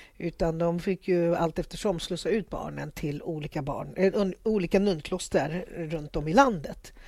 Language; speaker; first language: Swedish; early bilingual, other home language; Spanish